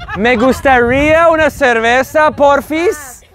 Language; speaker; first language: Spanish; non-native, fluent; English